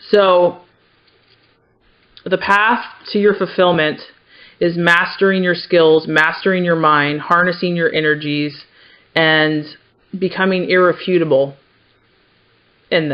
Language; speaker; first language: English; native; English